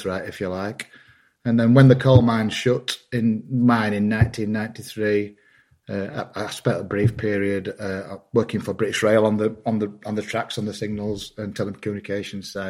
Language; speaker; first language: English; native; English